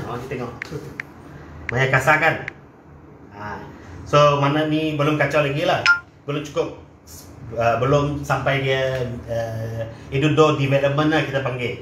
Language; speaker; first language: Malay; non-native, local second language; Chinese